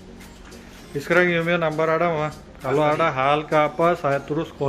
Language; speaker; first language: Indonesian; non-native, learner; Bangla